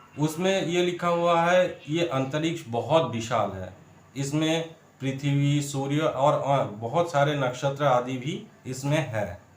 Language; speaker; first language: Hindi; non-native, local second language; Bangla